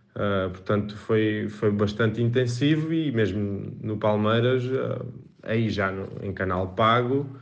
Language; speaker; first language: Portuguese; native; Portuguese